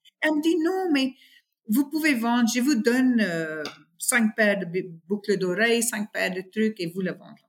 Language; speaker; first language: French; non-native, fluent; Afrikaans